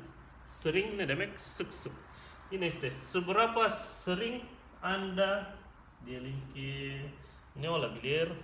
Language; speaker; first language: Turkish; non-native, fluent; Indonesian